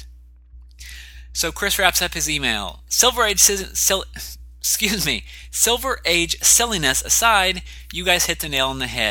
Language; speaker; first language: English; native; English